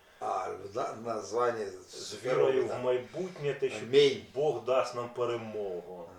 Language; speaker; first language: Ukrainian; non-native, local second language; Russian